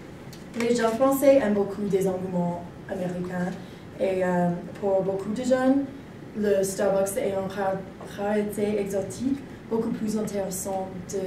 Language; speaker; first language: French; non-native, learner; English